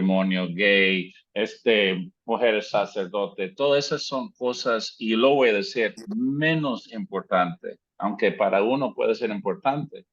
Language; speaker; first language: Spanish; native; Spanish